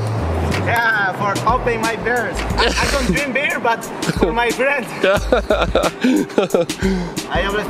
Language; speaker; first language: English; non-native, learner; Spanish